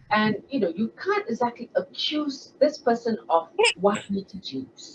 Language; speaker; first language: English; non-native, local second language; Malay